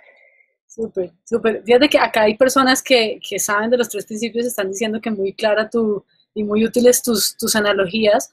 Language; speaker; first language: Spanish; native; Spanish